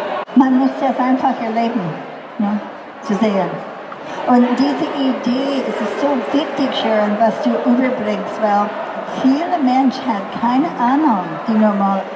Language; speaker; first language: German; non-native, fluent; English